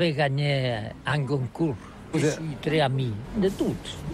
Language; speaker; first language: French; non-native, learner; Catalan